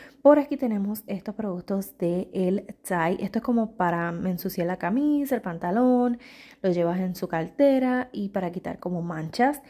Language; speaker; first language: Spanish; native; Spanish